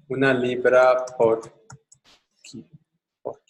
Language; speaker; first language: Spanish; non-native, learner; English